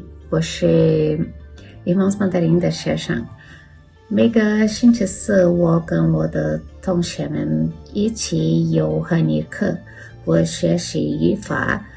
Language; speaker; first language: Chinese; non-native, learner; Portuguese